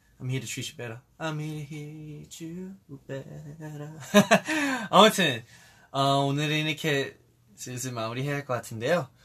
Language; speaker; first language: Korean; early bilingual, heritage; Korean